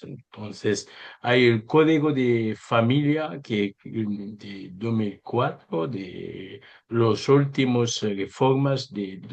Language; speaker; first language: Spanish; non-native, learner; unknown